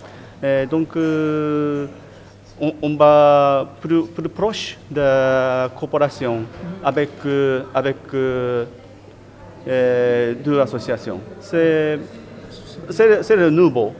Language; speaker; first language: French; non-native, learner; Japanese